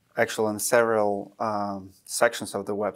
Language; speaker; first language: English; non-native, fluent; Russian